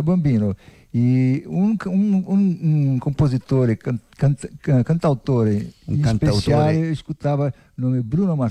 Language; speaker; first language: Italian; non-native, learner; Portuguese